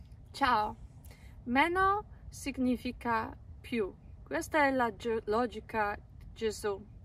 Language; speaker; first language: Italian; non-native, fluent; Polish